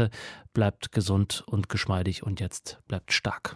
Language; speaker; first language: German; native; German